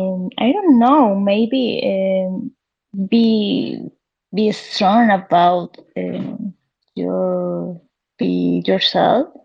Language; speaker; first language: English; non-native, learner; Spanish